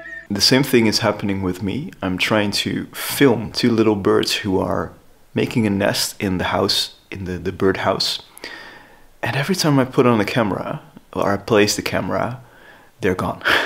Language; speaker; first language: English; non-native, fluent; Dutch